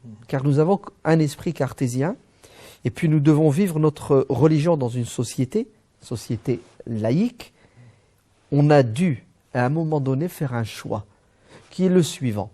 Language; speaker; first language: French; early bilingual, other home language; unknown